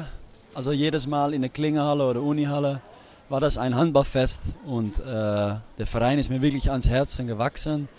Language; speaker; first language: German; non-native, fluent; Dutch